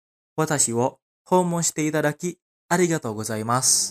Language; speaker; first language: Japanese; non-native, fluent; Indonesian